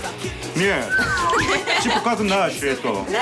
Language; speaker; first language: Russian; non-native, fluent; Korean